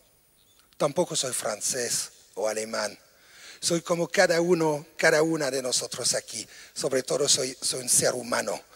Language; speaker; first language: Spanish; non-native, fluent; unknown